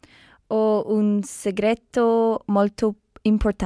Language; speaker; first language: Italian; non-native, learner; English